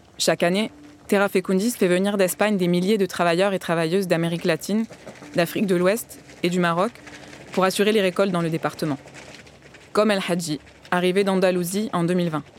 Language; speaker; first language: French; native; French